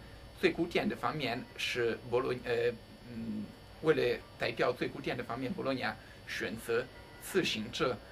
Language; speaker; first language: Chinese; non-native, fluent; Italian